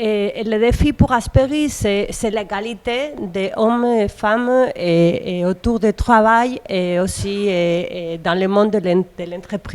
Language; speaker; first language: French; non-native, learner; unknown